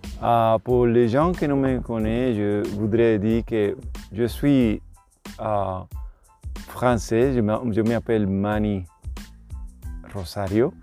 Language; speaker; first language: French; non-native, learner; Spanish